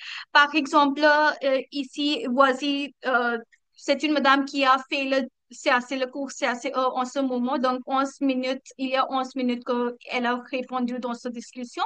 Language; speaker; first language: French; non-native, learner; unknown